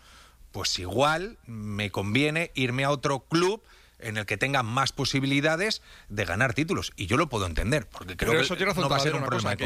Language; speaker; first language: Spanish; native; Spanish